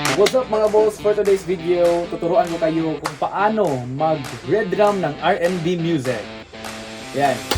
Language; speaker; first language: Filipino; non-native, local second language; Cebuano